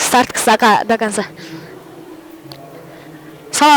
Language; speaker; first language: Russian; non-native, local second language; Kyrgyz